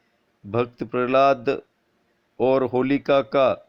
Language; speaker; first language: Hindi; native; Hindi